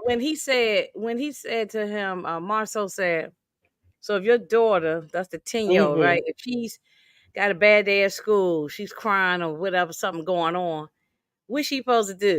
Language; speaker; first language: English; native; English